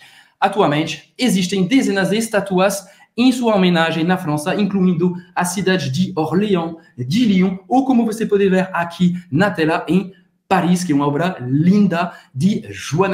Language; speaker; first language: Portuguese; non-native, fluent; French